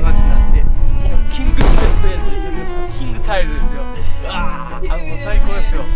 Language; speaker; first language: Japanese; native; Japanese